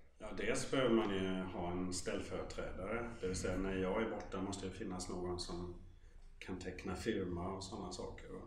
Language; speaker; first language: Swedish; non-native, fluent; German